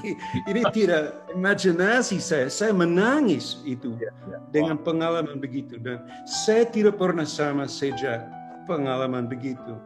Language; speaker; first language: Indonesian; non-native, local second language; English